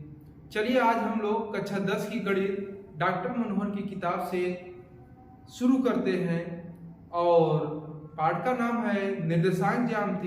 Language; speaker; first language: Hindi; native; Hindi